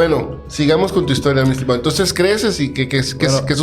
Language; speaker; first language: Spanish; native; Spanish